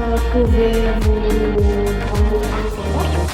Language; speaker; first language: French; non-native, learner; Indonesian